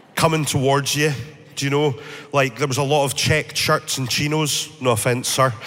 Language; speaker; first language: English; native; English